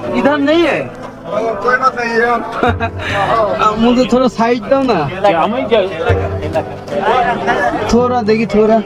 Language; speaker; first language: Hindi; non-native, learner; Bangla